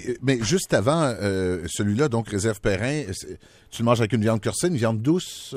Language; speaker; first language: French; native; French